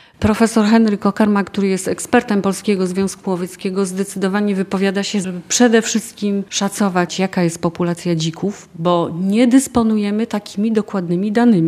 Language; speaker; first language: Polish; native; Polish